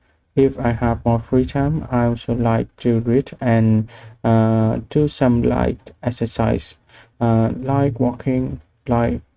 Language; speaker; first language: English; non-native, learner; Vietnamese